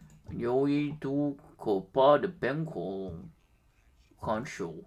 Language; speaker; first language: Chinese; non-native, learner; Japanese